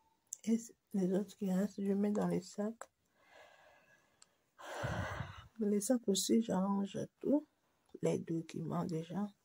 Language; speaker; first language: French; non-native, local second language; Lingala